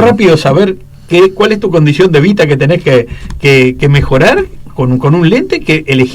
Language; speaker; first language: Spanish; native; Spanish